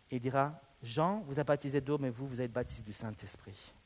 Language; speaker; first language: French; native; French